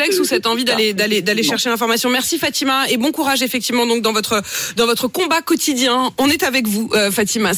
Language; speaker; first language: French; native; French